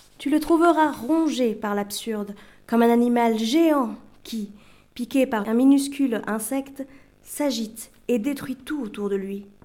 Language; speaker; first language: French; non-native, local second language; Arabic